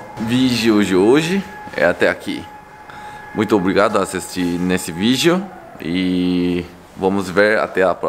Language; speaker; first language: Portuguese; non-native, learner; Korean